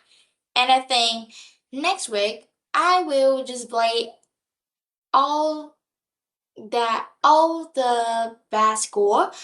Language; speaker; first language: English; non-native, learner; Vietnamese